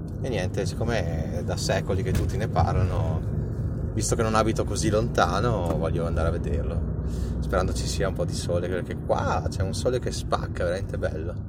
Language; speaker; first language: Italian; native; Italian